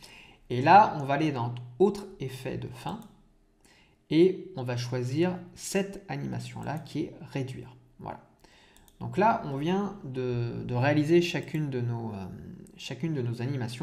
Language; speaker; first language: French; native; French